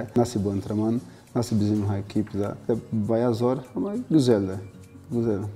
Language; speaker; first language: Turkish; non-native, learner; Portuguese